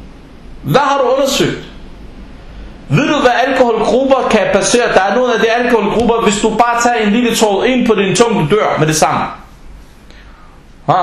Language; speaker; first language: Danish; non-native, fluent; Arabic